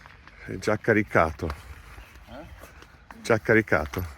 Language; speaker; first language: Italian; non-native, learner; German